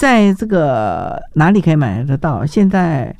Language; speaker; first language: Chinese; native; Chinese